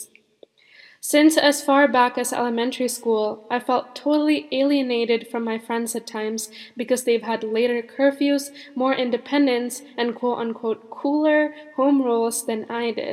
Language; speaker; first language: English; early bilingual, other home language; Malayalam